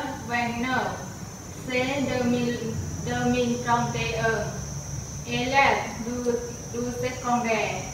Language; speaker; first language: French; non-native, learner; Thai